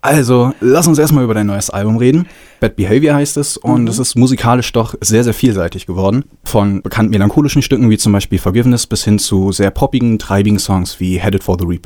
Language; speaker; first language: German; native; German